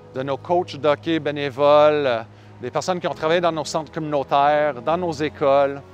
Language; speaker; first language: French; non-native, local second language; English